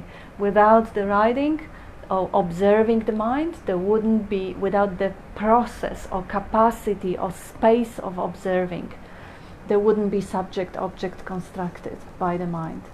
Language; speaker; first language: English; non-native, fluent; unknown